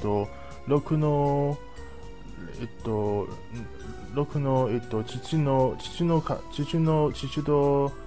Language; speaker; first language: Japanese; non-native, learner; Chinese